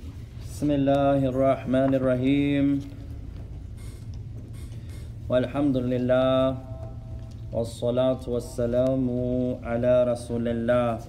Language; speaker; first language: Arabic; non-native, fluent; English